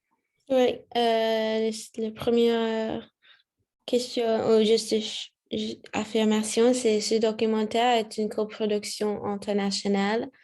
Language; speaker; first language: French; non-native, learner; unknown